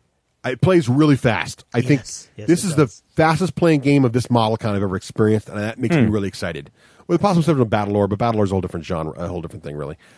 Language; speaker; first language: English; native; English